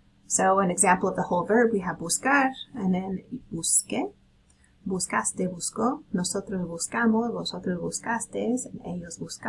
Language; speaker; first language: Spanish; non-native, fluent; English